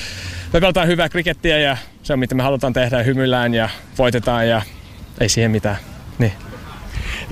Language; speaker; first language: Finnish; non-native, learner; English